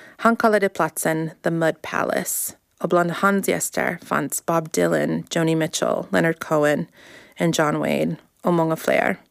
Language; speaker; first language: Swedish; early bilingual, heritage; English